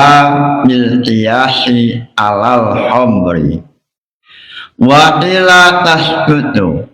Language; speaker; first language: Arabic; non-native, fluent; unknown